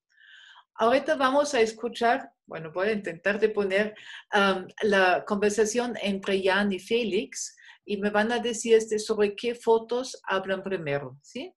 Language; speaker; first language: Spanish; non-native, fluent; German